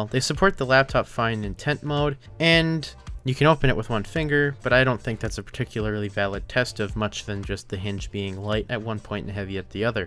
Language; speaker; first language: English; native; English